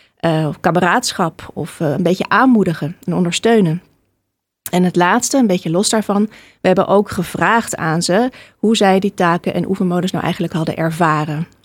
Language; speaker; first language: Dutch; native; Dutch